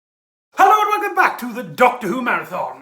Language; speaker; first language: English; native; English